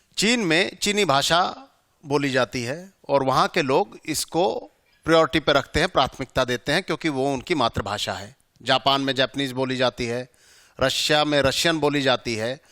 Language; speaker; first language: Hindi; native; Hindi